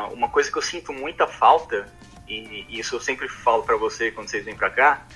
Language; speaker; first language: Portuguese; native; Portuguese